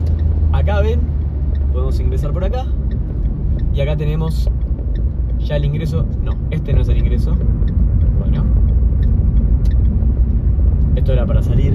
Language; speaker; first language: Spanish; native; Spanish